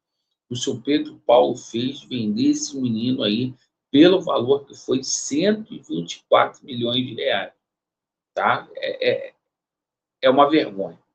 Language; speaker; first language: Portuguese; native; Portuguese